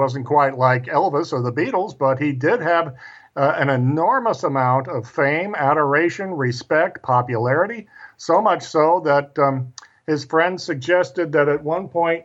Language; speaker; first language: English; native; English